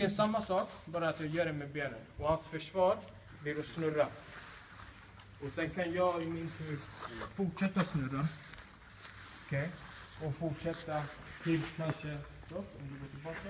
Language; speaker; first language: Swedish; native; Swedish